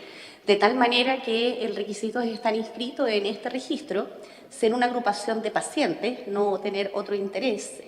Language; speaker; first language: Spanish; native; Spanish